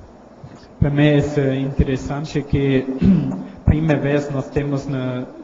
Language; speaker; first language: Portuguese; non-native, learner; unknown